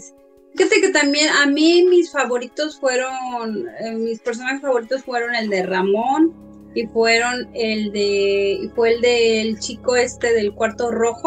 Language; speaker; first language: Spanish; native; Spanish